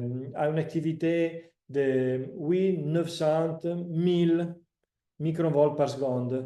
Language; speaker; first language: French; non-native, fluent; Italian